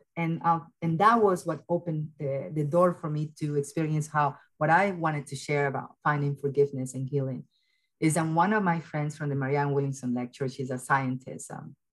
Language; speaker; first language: English; early bilingual, other home language; Spanish